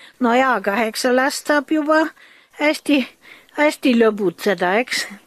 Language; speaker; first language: Estonian; early bilingual, heritage; German